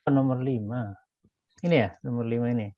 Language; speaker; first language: Indonesian; native; Indonesian